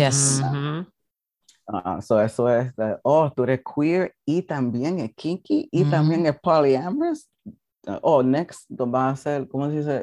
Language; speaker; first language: Spanish; early bilingual, heritage; English